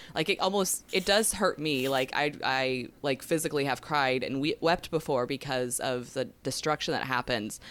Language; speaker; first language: English; native; English